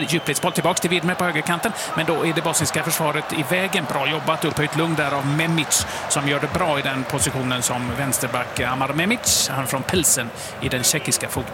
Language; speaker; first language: Swedish; native; Swedish